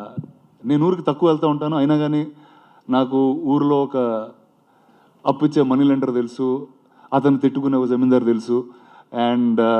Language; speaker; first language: Telugu; native; Telugu